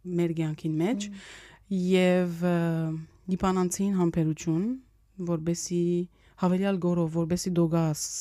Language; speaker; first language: Armenian; early bilingual, heritage; Armenian